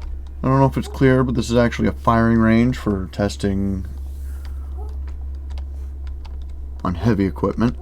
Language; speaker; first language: English; native; English